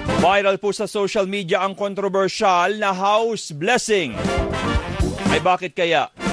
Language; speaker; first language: Filipino; native; Filipino